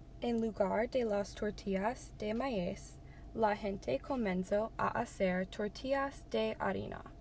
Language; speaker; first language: Spanish; non-native, learner; English